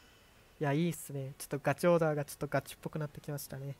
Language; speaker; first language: Japanese; native; Japanese